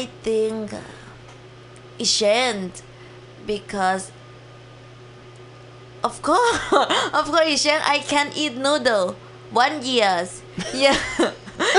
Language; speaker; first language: English; non-native, learner; Thai